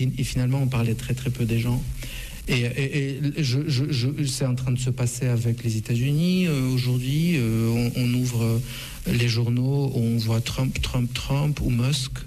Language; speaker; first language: French; non-native, fluent; Russian